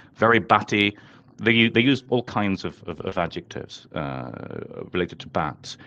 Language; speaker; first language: English; native; English